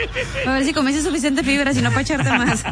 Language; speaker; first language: Spanish; native; Spanish